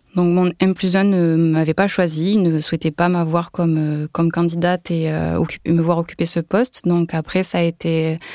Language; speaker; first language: French; native; French